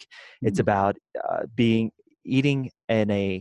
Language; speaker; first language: English; native; English